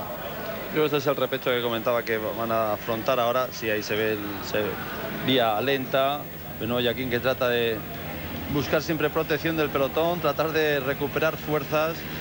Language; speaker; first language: Spanish; native; Spanish